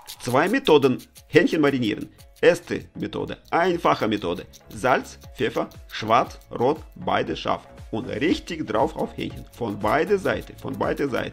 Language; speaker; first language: German; non-native, learner; Russian